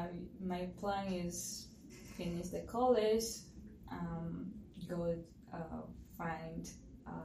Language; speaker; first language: English; non-native, learner; Spanish